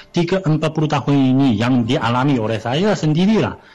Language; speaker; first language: Malay; non-native, fluent; Chinese